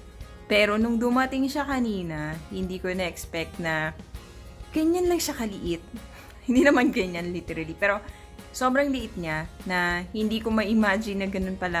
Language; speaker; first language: Filipino; native; Filipino